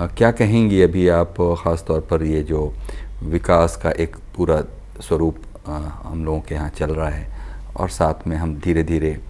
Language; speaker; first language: Hindi; native; Hindi